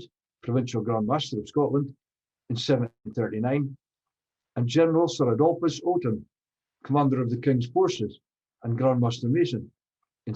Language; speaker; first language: English; native; English